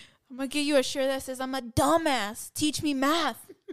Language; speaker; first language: English; early bilingual, other home language; Spanish